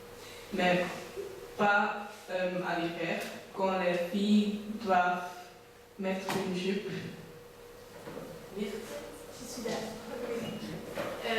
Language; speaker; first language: French; non-native, learner; Dutch